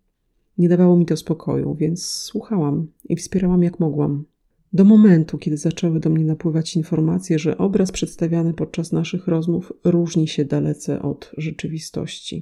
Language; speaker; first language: Polish; native; Polish